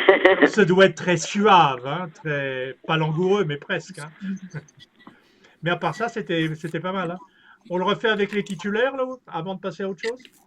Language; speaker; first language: French; native; French